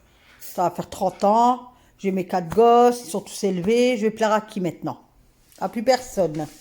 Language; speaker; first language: French; native; French